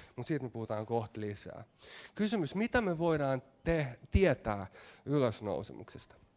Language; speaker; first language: Finnish; native; Finnish